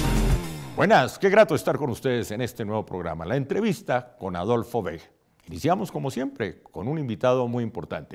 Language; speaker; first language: Spanish; native; Spanish